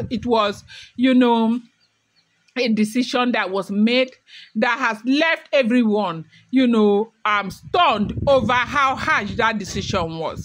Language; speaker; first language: English; non-native, local second language; Yoruba